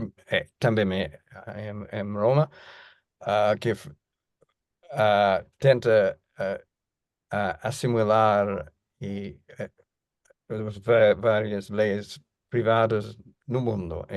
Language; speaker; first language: Portuguese; non-native, fluent; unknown